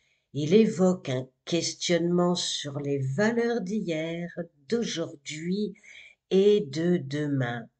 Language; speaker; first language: French; native; French